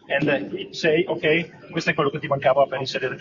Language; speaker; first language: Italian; native; Italian